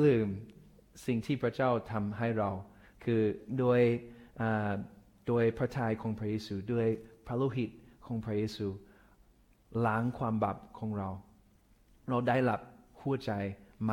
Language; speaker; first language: Thai; non-native, fluent; English